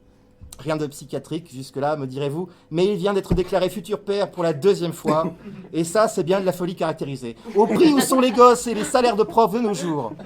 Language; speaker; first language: French; native; French